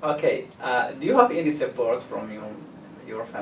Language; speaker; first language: English; non-native, learner; Arabic